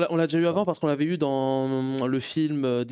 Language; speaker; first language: French; native; French